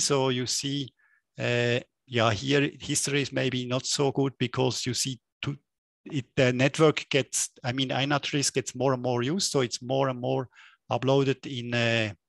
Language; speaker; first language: English; non-native, fluent; German